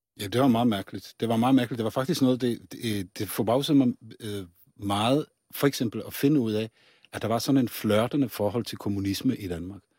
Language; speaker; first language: Danish; non-native, fluent; Czech